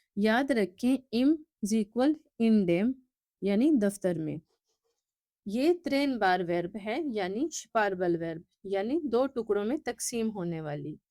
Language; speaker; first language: Urdu; native; Urdu